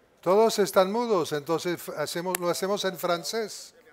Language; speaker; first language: Spanish; non-native, fluent; French